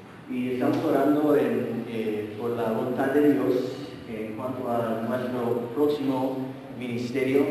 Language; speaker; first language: Spanish; non-native, fluent; English